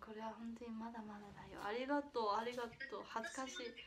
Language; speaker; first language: Japanese; non-native, fluent; Chinese